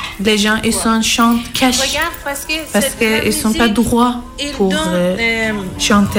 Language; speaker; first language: French; non-native, learner; Persian